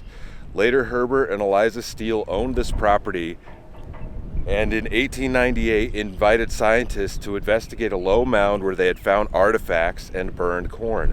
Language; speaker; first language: English; native; English